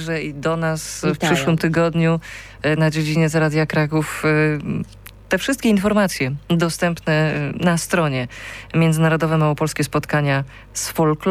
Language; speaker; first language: Polish; native; Polish